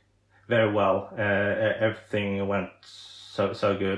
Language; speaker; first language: English; non-native, fluent; Swedish